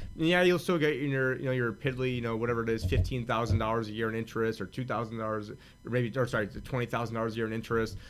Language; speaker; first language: English; native; English